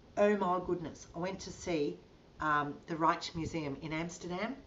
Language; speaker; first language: English; native; English